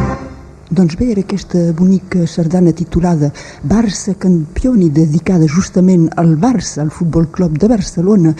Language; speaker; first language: Catalan; native; Catalan